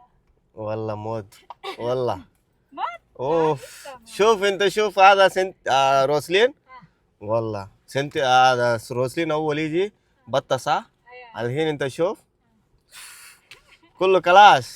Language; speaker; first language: Arabic; non-native, learner; Telugu